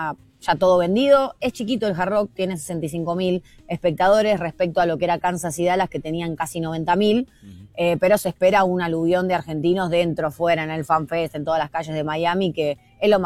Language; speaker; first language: Spanish; native; Spanish